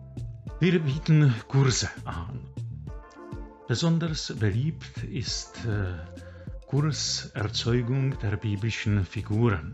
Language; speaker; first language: German; non-native, fluent; Czech